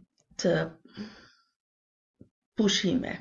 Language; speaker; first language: Albanian; non-native, learner; English